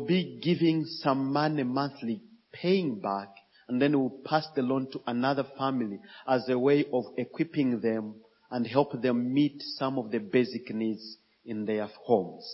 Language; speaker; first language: English; non-native, fluent; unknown